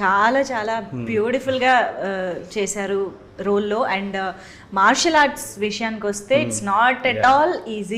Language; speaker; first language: Telugu; native; Telugu